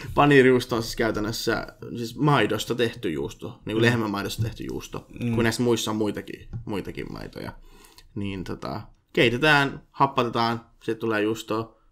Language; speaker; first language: Finnish; native; Finnish